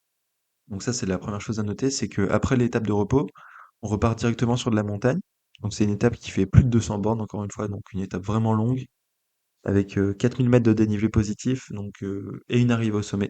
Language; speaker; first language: French; native; French